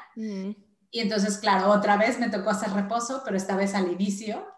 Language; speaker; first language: Spanish; native; Spanish